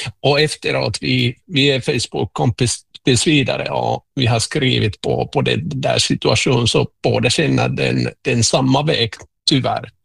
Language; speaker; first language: Swedish; non-native, local second language; Finnish